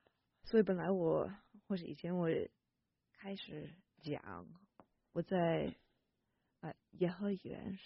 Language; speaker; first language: Chinese; non-native, fluent; English